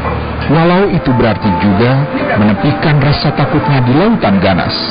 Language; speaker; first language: Indonesian; native; Indonesian